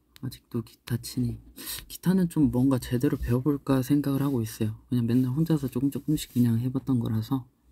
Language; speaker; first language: Korean; native; Korean